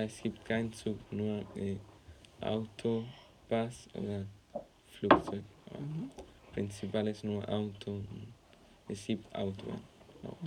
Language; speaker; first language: German; non-native, learner; Spanish